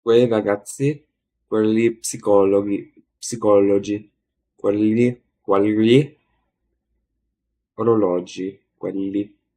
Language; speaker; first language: Italian; non-native, learner; English